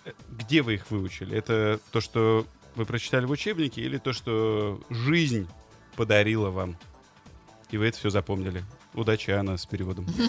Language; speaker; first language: Russian; native; Russian